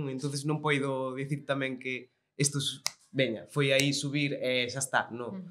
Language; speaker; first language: Galician; non-native, local second language; Kabuverdianu